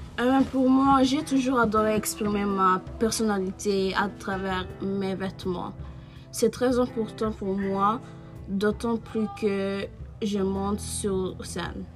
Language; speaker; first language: French; non-native, learner; Norwegian